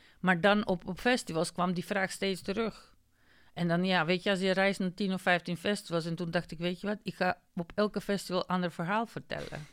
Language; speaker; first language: Dutch; non-native, fluent; Macedonian